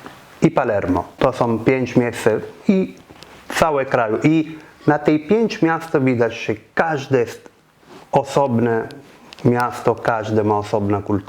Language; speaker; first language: Polish; non-native, fluent; Italian